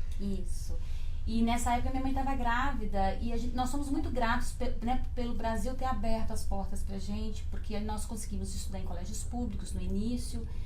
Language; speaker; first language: Portuguese; native; Portuguese